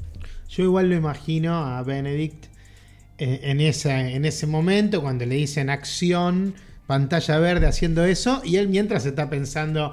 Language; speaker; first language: Spanish; native; Spanish